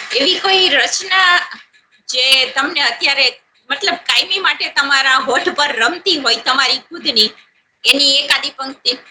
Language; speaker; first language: Gujarati; native; Gujarati